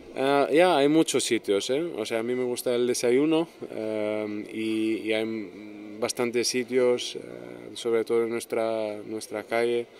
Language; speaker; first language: Spanish; non-native, fluent; German